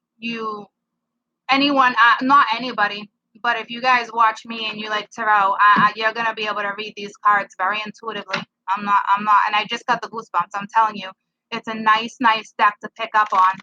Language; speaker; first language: English; native; English